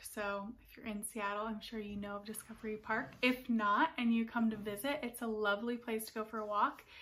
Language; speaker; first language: English; native; English